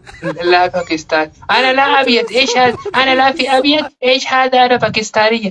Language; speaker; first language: Arabic; non-native, learner; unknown